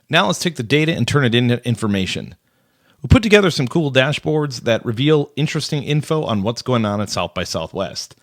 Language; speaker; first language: English; native; English